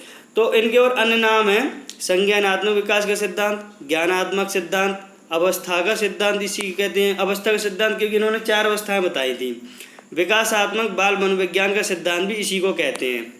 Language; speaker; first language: Hindi; native; Hindi